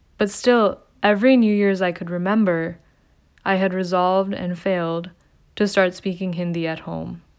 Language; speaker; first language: English; early bilingual, other home language; Hindi